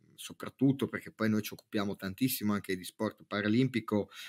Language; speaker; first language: Italian; native; Italian